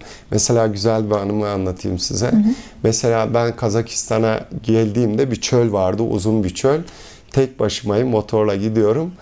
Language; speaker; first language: Turkish; early bilingual, heritage; Turkish